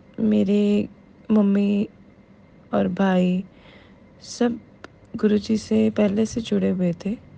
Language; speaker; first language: Hindi; native; Hindi